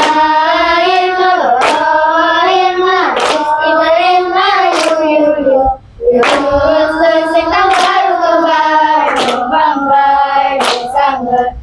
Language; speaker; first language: Arabic; non-native, learner; Malay